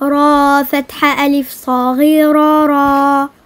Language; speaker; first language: Arabic; non-native, learner; French